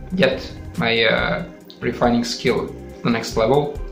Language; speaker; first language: English; non-native, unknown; Serbian